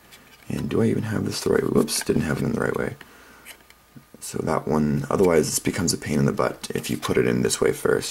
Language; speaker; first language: English; native; English